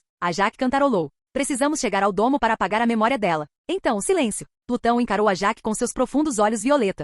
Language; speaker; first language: Portuguese; native; Portuguese